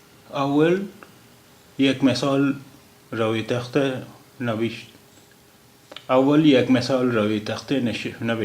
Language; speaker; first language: Persian; non-native, fluent; Urdu